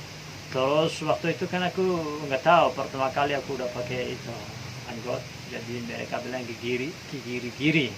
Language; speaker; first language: Indonesian; non-native, fluent; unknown